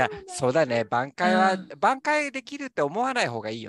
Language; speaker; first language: Japanese; native; Japanese